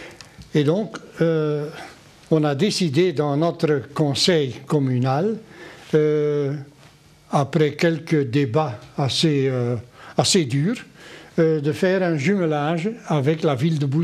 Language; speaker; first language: French; non-native, local second language; Dutch